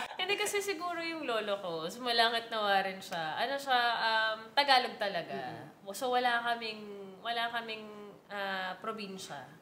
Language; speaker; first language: Filipino; native; Filipino